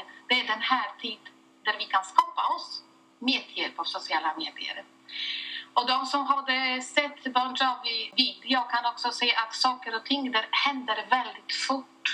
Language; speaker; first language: Swedish; non-native, fluent; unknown